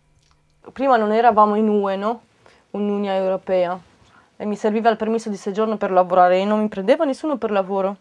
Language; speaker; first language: Italian; non-native, fluent; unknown